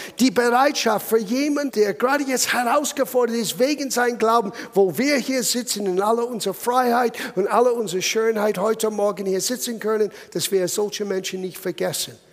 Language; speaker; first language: German; non-native, fluent; English